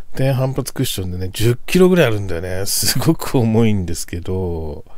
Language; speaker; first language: Japanese; native; Japanese